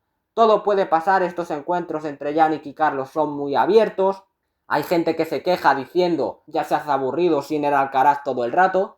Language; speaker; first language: Spanish; native; Spanish